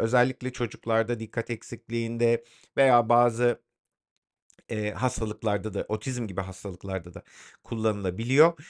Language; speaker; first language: Turkish; native; Turkish